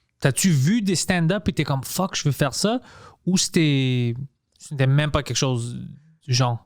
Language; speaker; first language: French; early bilingual, other home language; Greek